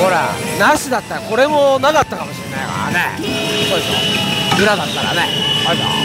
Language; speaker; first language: Japanese; native; Japanese